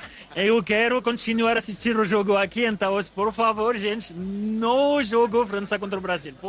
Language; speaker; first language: Portuguese; non-native, fluent; French